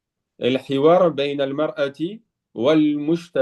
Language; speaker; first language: Arabic; non-native, fluent; French